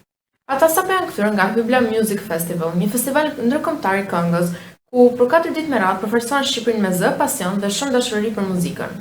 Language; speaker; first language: Albanian; native; Albanian